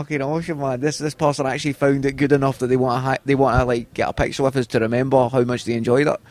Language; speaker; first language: English; native; English